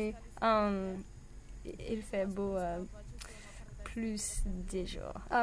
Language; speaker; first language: French; non-native, learner; English